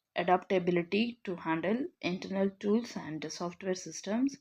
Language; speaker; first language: English; non-native, local second language; Kannada